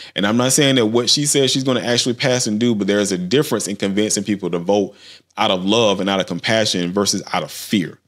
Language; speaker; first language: English; native; English